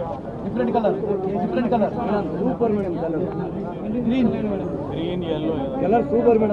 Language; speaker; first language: Telugu; native; Telugu